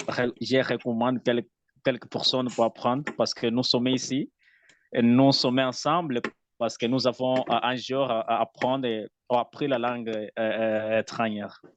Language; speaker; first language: French; non-native, learner; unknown